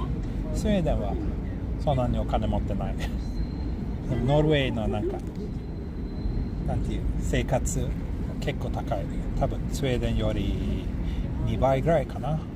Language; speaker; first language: Japanese; non-native, fluent; Swedish